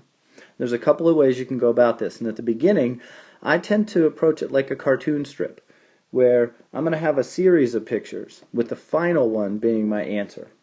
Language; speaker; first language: English; native; English